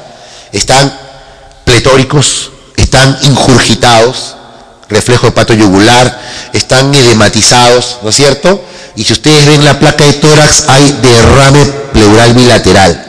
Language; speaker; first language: Spanish; native; Spanish